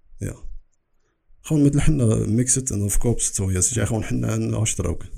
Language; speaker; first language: Dutch; early bilingual, other home language; Arabic